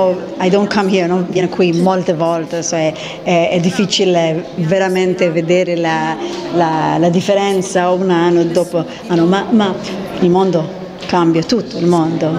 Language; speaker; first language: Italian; non-native, learner; English